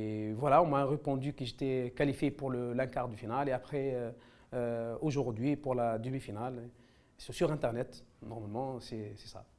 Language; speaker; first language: French; non-native, local second language; Arabic